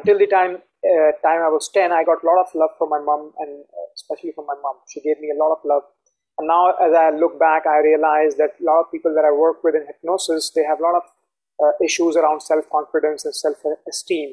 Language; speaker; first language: English; non-native, local second language; Hindi